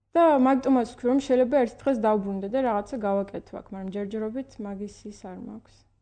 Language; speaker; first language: Georgian; early bilingual, heritage; Georgian